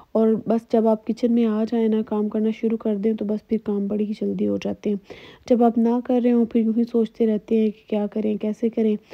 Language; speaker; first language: Urdu; native; Urdu